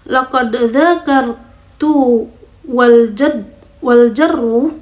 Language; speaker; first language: Arabic; non-native, learner; Indonesian